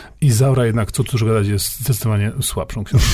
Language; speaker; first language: Polish; native; Polish